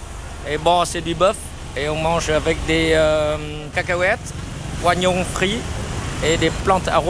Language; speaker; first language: French; non-native, fluent; Vietnamese